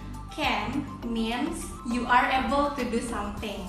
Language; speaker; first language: English; non-native, fluent; Indonesian